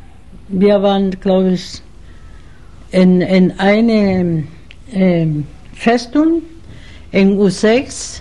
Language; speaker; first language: German; non-native, fluent; Spanish